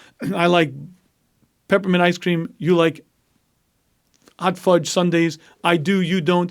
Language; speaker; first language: English; native; English